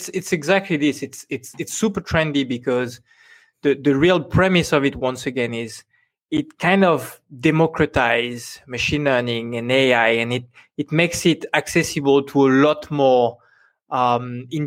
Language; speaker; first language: English; non-native, fluent; French